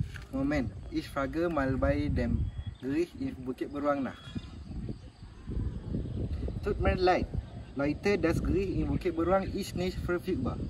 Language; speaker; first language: German; non-native, learner; Malay